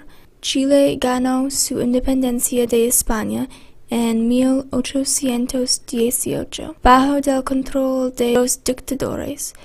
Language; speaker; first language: Spanish; non-native, learner; English